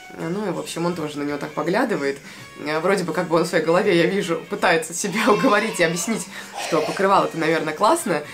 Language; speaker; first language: Russian; non-native, local second language; Latvian